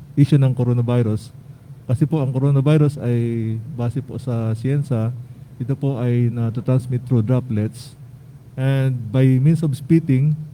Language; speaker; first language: Filipino; native; Filipino